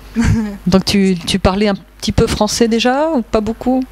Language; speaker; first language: French; native; French